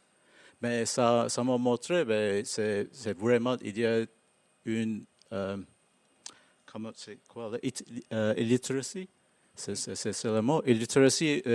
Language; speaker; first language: French; non-native, learner; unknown